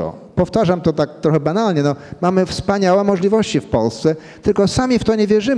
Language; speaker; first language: Polish; early bilingual, heritage; Polish